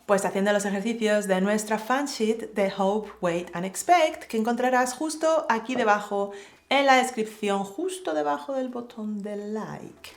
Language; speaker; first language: Spanish; native; Spanish